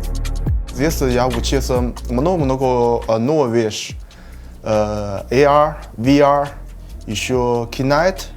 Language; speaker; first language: Russian; non-native, learner; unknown